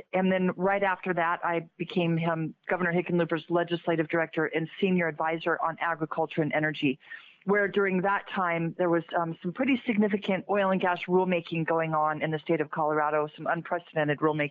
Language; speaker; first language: English; native; English